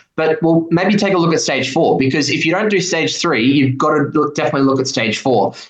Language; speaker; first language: English; native; English